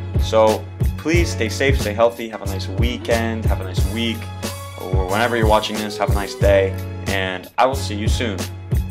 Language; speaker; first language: English; native; English